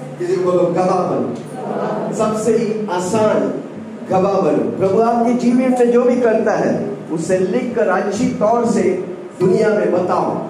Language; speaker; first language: Hindi; non-native, local second language; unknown